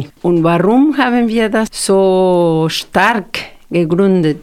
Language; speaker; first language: German; non-native, fluent; Spanish